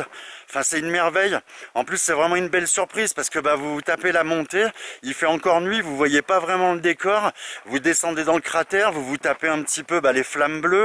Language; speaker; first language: French; native; French